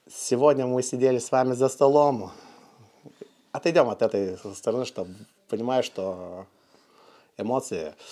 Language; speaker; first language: Russian; non-native, fluent; Lithuanian